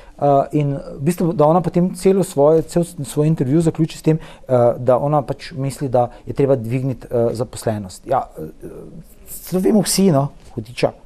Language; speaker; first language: Slovenian; native; Slovenian